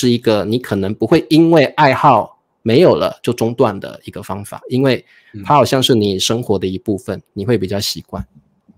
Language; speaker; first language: Chinese; native; Chinese